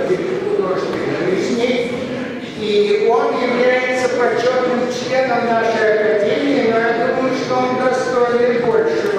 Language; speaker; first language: Russian; native; Russian